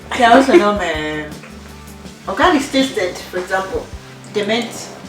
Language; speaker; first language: Danish; non-native, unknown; Swahili